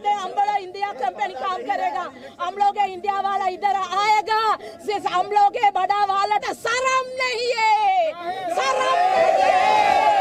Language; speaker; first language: Hindi; non-native, learner; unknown